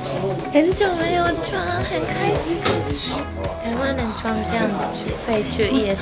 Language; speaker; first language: Chinese; non-native, fluent; Japanese